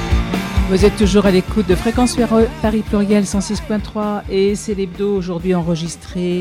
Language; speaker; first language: French; native; French